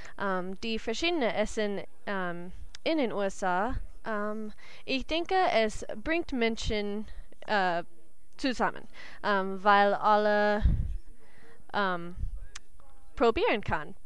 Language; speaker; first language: German; non-native, learner; English